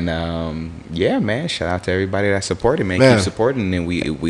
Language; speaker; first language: English; native; English